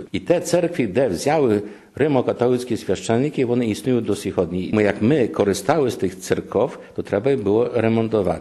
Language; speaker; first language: Ukrainian; non-native, fluent; Polish